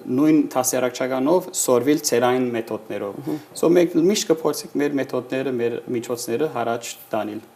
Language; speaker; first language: Armenian; early bilingual, heritage; Armenian